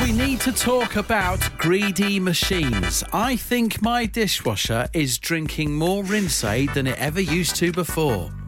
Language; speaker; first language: English; native; English